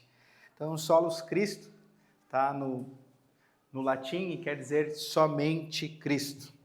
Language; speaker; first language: Portuguese; native; Portuguese